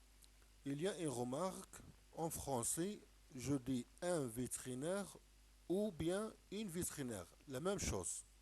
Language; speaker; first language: French; non-native, local second language; Arabic